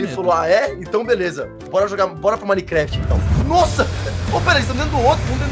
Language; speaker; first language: Portuguese; native; Portuguese